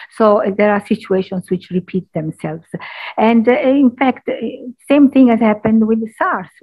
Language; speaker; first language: English; non-native, fluent; Italian